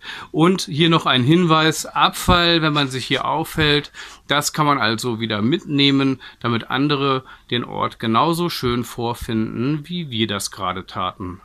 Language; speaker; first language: German; native; German